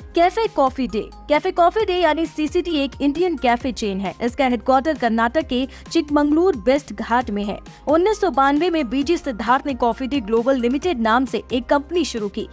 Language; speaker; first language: Hindi; native; Hindi